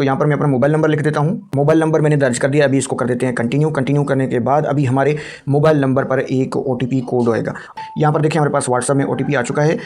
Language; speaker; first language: Urdu; non-native, local second language; Punjabi